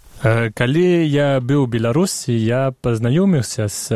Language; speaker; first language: Belarusian; non-native, fluent; French